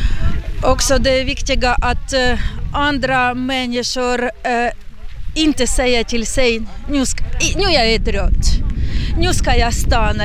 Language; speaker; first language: Swedish; non-native, learner; Ukrainian